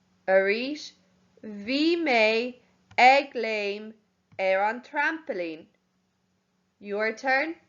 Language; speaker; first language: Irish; non-native, local second language; English